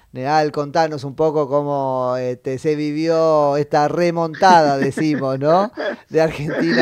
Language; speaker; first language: Spanish; native; Spanish